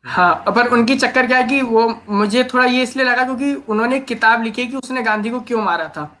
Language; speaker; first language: Hindi; native; Hindi